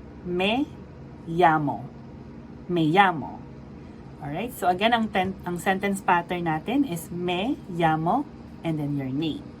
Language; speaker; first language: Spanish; non-native, fluent; Filipino